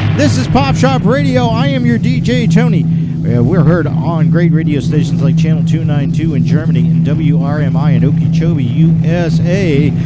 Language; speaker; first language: English; native; English